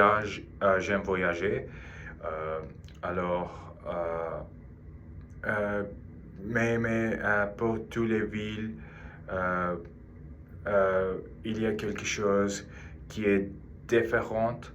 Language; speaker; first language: French; non-native, learner; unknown